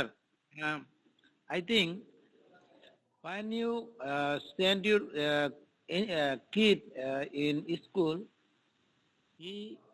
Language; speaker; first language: English; non-native, local second language; Bangla